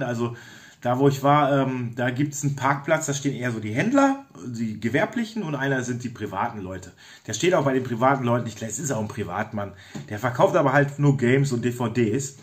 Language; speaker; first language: German; native; German